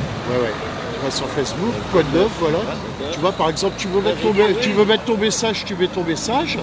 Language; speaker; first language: French; native; French